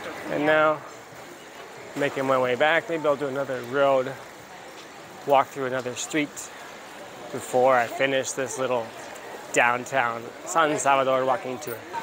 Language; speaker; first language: English; native; English